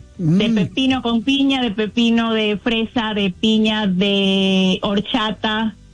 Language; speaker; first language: Spanish; native; Spanish